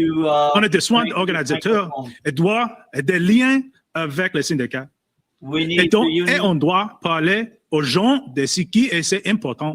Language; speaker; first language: French; non-native, learner; English